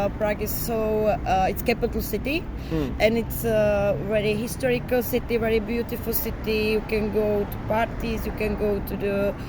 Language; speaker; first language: English; non-native, fluent; Czech